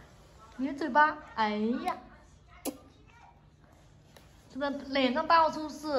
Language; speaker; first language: Chinese; native; Chinese